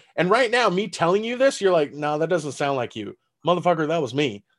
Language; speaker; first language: English; early bilingual, other home language; German